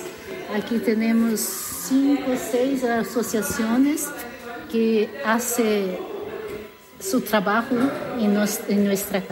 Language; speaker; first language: Spanish; non-native, learner; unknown